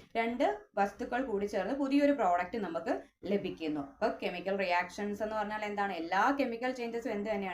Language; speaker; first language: Malayalam; native; Malayalam